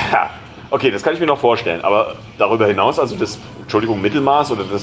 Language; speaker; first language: German; native; German